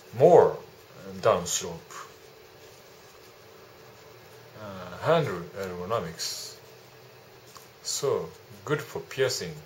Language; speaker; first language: English; non-native, learner; Japanese